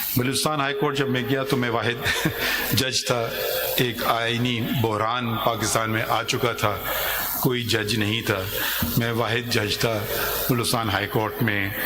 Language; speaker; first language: Urdu; non-native, local second language; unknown